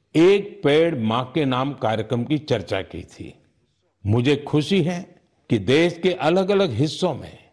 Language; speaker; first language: Hindi; non-native, local second language; Gujarati